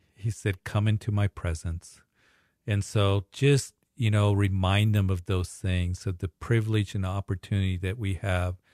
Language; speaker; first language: English; native; English